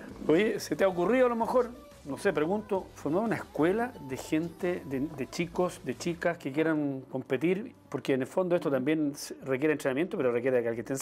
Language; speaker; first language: Spanish; native; Spanish